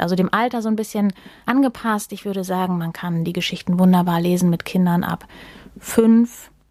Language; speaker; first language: German; native; German